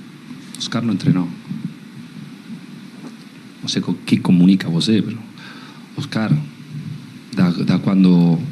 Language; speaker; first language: Portuguese; non-native, learner; Spanish